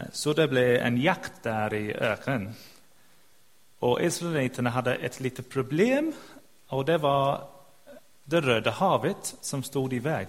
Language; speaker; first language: Swedish; non-native, fluent; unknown